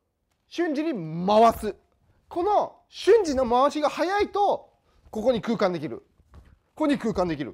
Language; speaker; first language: Japanese; native; Japanese